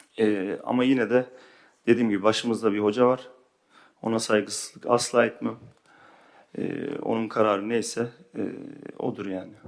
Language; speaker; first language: Turkish; early bilingual, heritage; Turkish